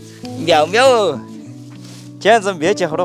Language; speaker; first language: Chinese; native; Chinese